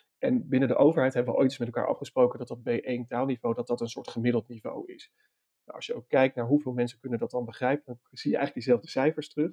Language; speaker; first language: Dutch; native; Dutch